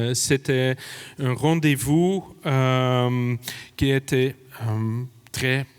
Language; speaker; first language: French; non-native, fluent; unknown